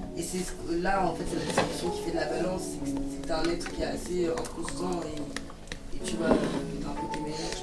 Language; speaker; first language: French; native; French